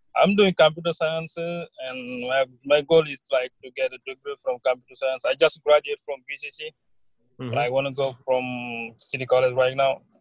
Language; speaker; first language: English; non-native, learner; Wolof